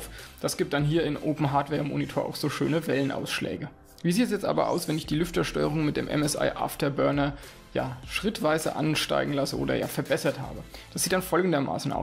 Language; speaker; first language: German; native; German